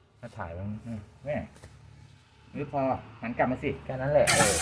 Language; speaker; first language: Thai; native; Thai